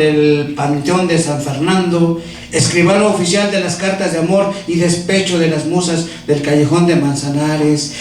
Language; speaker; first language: Spanish; native; Spanish